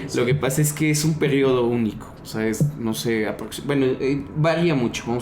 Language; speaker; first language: Spanish; non-native, local second language; Yucateco